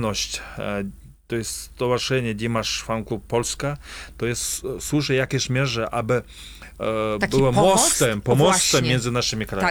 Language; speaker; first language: Polish; non-native, fluent; Kazakh